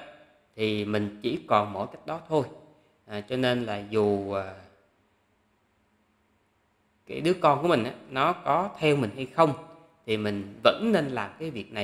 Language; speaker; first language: Vietnamese; native; Vietnamese